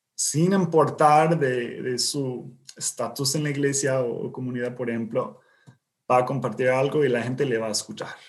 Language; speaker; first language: Spanish; non-native, fluent; English